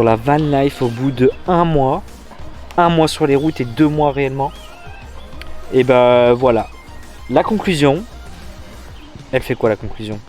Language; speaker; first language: French; native; French